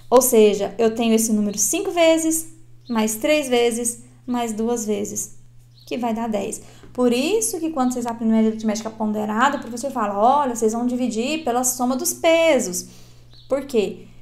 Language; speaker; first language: Portuguese; native; Portuguese